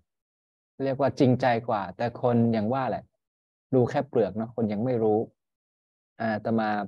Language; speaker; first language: Thai; native; Thai